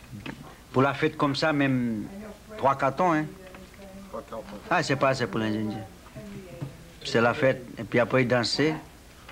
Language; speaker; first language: French; non-native, local second language; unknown